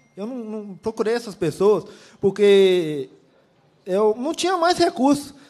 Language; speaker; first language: Portuguese; native; Portuguese